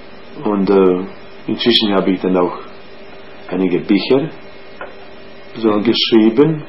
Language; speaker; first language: German; non-native, fluent; Croatian